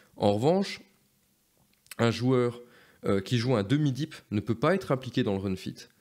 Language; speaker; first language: French; native; French